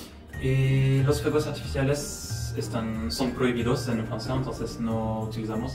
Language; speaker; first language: Spanish; non-native, learner; French